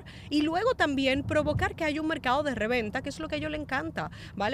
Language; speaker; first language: Spanish; native; Spanish